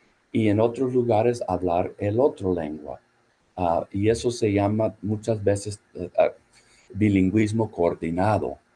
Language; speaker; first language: Spanish; non-native, fluent; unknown